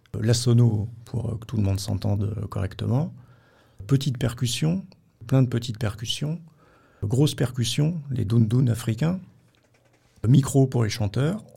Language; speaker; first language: French; native; French